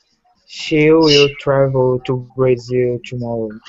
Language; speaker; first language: English; non-native, learner; Portuguese